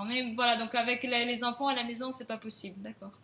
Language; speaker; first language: French; non-native, fluent; Russian